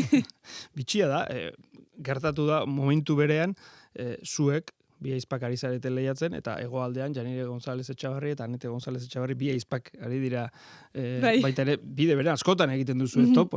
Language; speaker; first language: Basque; native; Basque